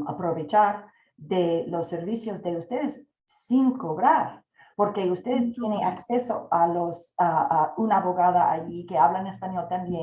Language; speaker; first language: Spanish; non-native, fluent; English